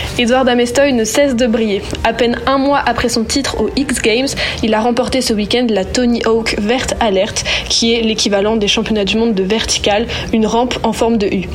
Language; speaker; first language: French; native; French